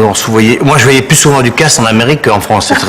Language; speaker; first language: French; native; French